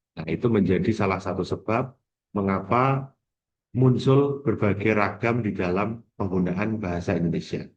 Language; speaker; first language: Indonesian; non-native, local second language; Javanese